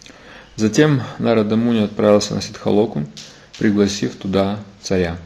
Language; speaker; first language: Russian; native; Russian